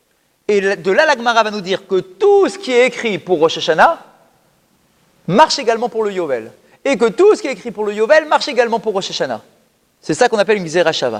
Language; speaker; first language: French; native; French